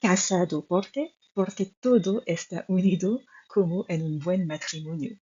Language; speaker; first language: Spanish; non-native, fluent; French